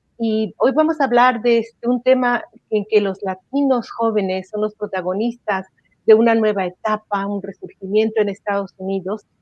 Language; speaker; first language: Spanish; native; Spanish